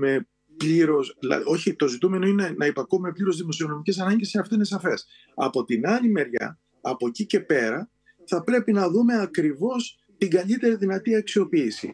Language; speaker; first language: Greek; native; Greek